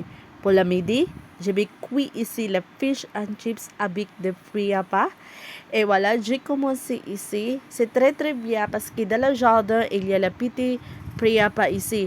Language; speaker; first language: French; non-native, learner; Cebuano